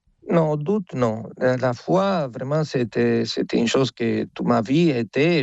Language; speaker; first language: French; non-native, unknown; Spanish